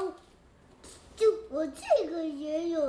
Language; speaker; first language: Chinese; early bilingual, heritage; Chinese